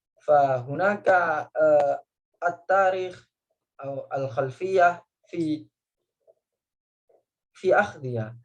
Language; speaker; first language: Arabic; non-native, learner; Indonesian